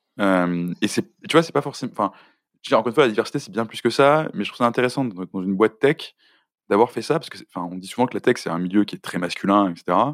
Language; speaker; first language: French; native; French